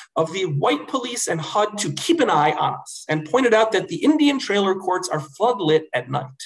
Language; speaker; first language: English; native; English